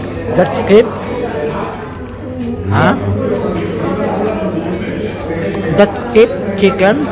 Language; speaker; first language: English; non-native, learner; Filipino